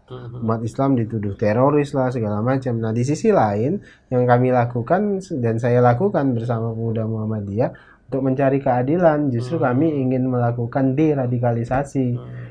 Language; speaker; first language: Indonesian; native; Indonesian